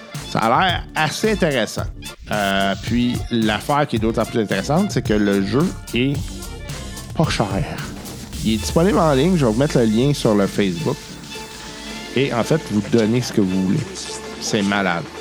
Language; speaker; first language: French; native; French